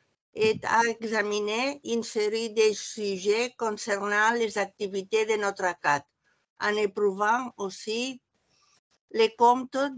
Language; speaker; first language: French; non-native, fluent; Catalan